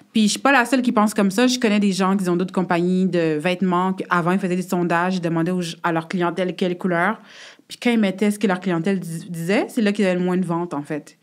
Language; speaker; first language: French; native; French